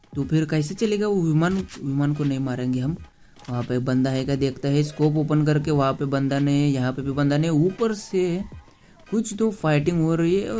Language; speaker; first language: Hindi; non-native, local second language; Marathi